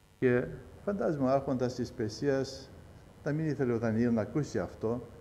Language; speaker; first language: Greek; early bilingual, heritage; Greek